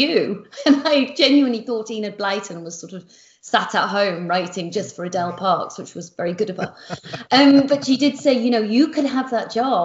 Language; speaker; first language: English; native; English